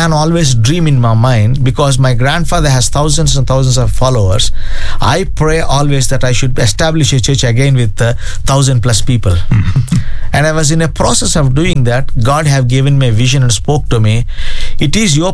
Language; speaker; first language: English; non-native, local second language; Telugu